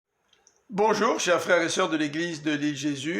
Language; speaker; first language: French; native; French